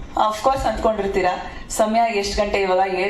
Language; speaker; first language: Kannada; native; Kannada